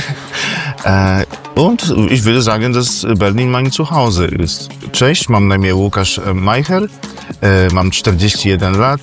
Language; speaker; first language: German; non-native, fluent; Polish